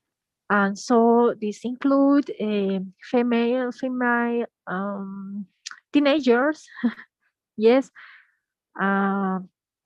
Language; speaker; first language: English; non-native, learner; Spanish